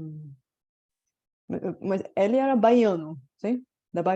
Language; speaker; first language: Portuguese; non-native, fluent; Bulgarian